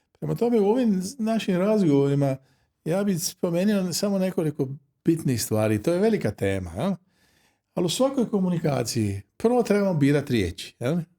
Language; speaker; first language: Croatian; native; Croatian